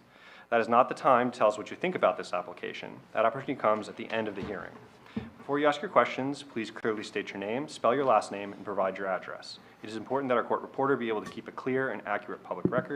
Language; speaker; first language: English; native; English